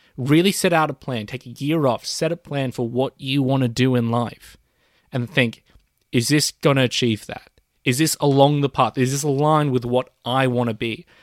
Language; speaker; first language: English; early bilingual, other home language; Filipino